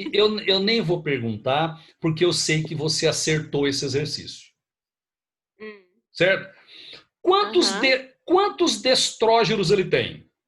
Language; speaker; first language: Portuguese; native; Portuguese